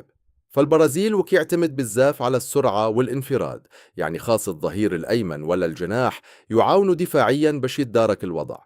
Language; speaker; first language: Arabic; native; Arabic